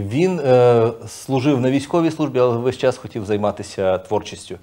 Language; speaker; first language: Ukrainian; non-native, local second language; Russian